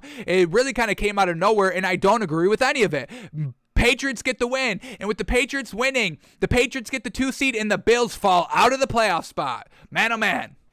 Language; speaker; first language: English; native; English